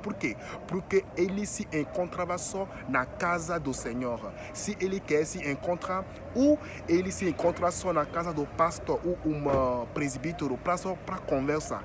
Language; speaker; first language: Portuguese; non-native, fluent; French